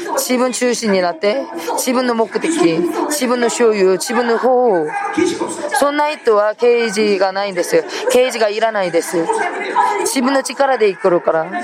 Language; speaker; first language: Japanese; non-native, fluent; Korean